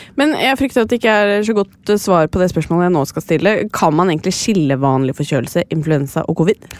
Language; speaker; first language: Norwegian; native; Norwegian